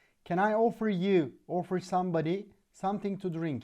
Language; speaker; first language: English; non-native, fluent; Turkish